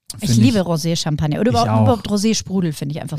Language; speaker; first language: German; native; German